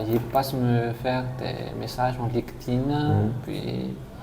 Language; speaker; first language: French; non-native, local second language; Malagasy